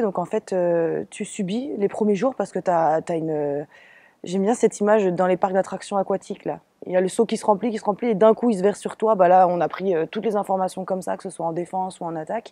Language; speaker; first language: French; native; French